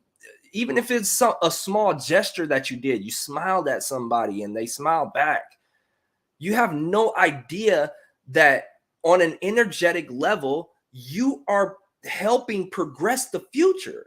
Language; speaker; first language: English; native; English